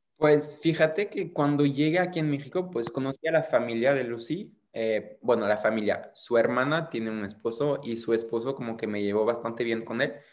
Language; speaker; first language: Spanish; non-native, fluent; French